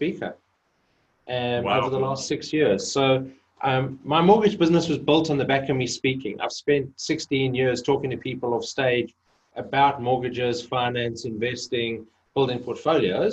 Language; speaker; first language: English; native; English